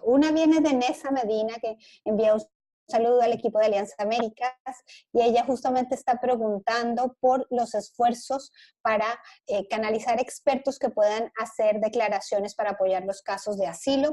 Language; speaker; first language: Spanish; native; Spanish